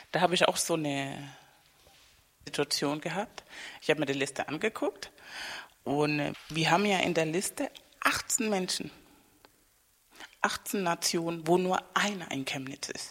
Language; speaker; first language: German; non-native, fluent; Spanish